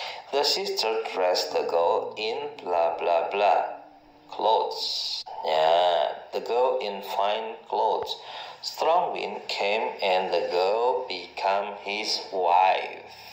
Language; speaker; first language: English; non-native, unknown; Indonesian